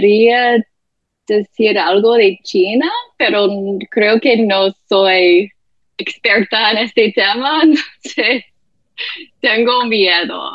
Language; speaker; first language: Spanish; non-native, fluent; English